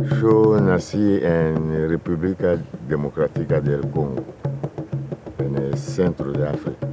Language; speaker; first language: Spanish; non-native, fluent; Lingala